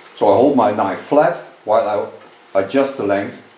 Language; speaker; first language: English; non-native, fluent; Dutch